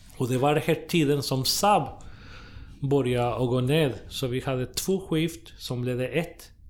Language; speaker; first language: Swedish; non-native, fluent; Spanish